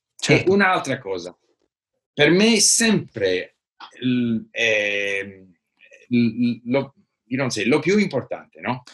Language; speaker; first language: Italian; non-native, learner; English